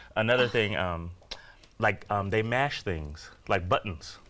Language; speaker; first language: English; native; English